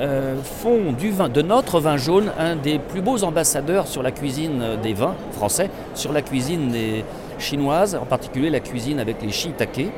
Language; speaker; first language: French; native; French